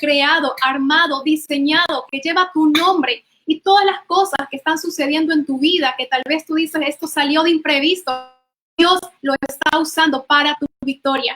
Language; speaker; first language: Spanish; native; Spanish